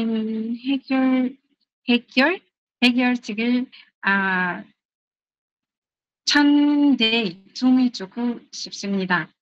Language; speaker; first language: Korean; non-native, learner; Arabic